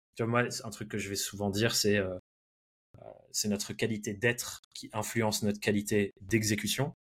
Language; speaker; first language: French; early bilingual, other home language; English